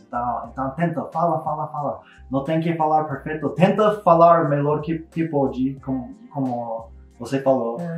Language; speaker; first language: Portuguese; non-native, learner; English